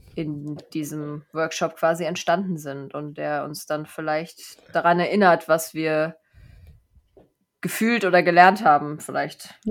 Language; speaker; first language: German; native; German